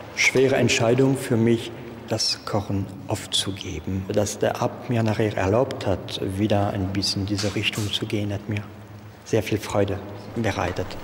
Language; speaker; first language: German; non-native, local second language; French